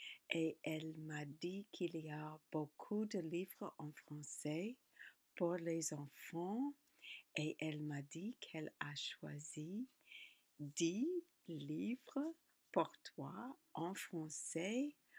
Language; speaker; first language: French; non-native, learner; English